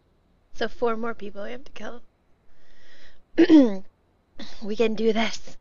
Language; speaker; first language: English; native; English